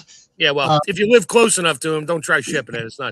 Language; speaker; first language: English; native; English